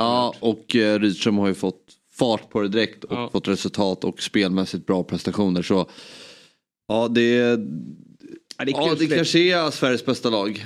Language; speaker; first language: Swedish; native; Swedish